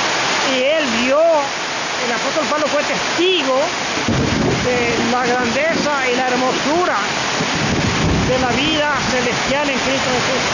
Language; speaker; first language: Spanish; native; Spanish